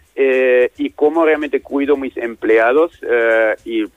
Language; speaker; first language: Spanish; non-native, fluent; German